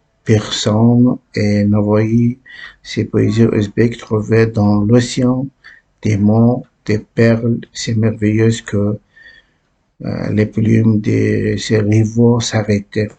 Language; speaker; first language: French; non-native, learner; Uzbek